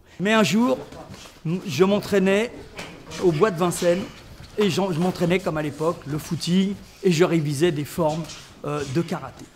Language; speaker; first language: French; native; French